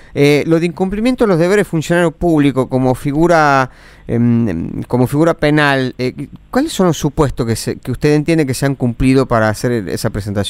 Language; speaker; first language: Spanish; native; Spanish